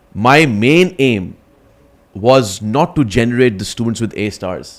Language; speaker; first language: English; non-native, local second language; Urdu